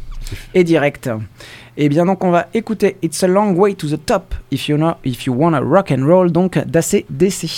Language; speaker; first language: French; native; French